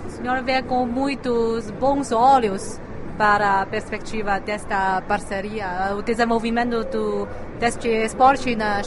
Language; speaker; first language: Portuguese; non-native, fluent; Chinese